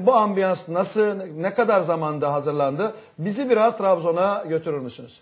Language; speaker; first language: Turkish; native; Turkish